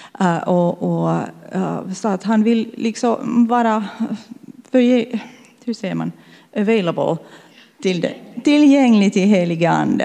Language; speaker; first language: Swedish; non-native, fluent; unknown